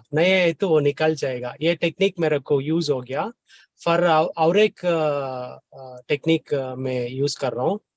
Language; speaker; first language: Hindi; non-native, learner; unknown